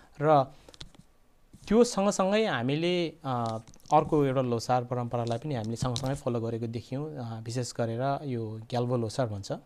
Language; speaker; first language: Nepali; non-native, local second language; Eastern Tamang